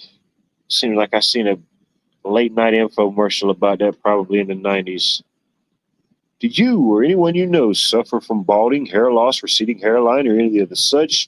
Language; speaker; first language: English; native; English